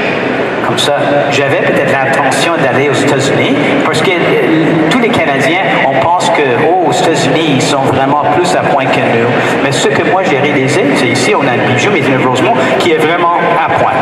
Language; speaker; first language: French; non-native, fluent; English